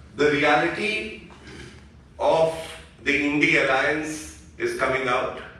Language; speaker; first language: English; non-native, local second language; Hindi